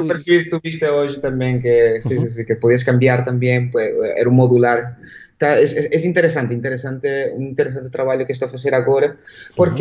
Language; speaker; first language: Portuguese; non-native, learner; Spanish